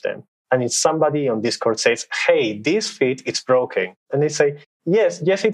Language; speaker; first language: English; non-native, fluent; Spanish